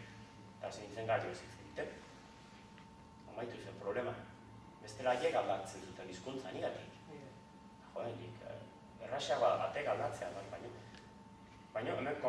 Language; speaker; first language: Basque; native; Basque